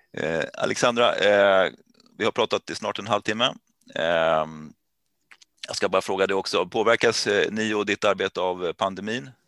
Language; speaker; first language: Swedish; native; Swedish